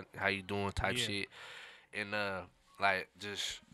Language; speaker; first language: English; native; English